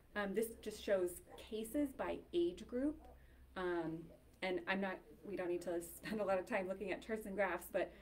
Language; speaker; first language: English; native; English